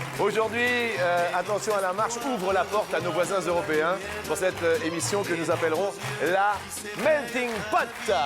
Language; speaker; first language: French; native; French